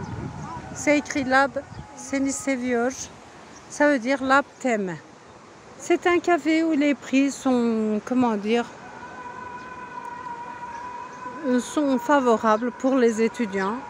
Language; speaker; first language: French; non-native, fluent; Turkish